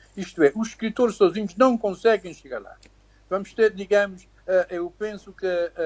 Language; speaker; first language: Portuguese; native; Portuguese